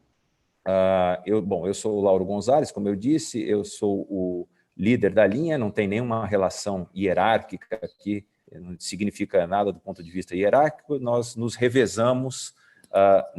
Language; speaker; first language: Portuguese; native; Portuguese